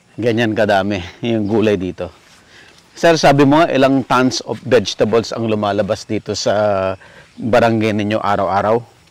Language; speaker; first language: Filipino; native; Filipino